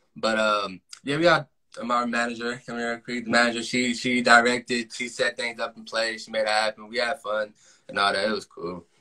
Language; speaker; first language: English; native; English